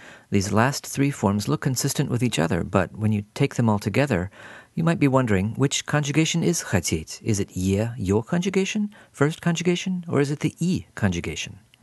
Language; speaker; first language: English; native; English